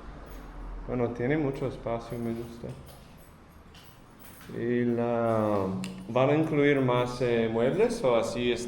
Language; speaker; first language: Spanish; non-native, fluent; English